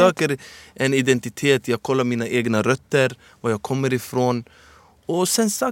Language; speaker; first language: Swedish; early bilingual, other home language; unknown